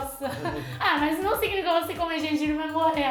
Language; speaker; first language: Portuguese; non-native, fluent; Chinese